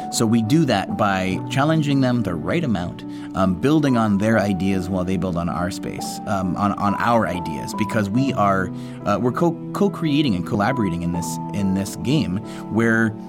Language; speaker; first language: English; native; English